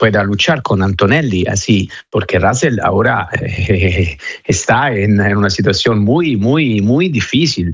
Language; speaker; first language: Spanish; non-native, fluent; Italian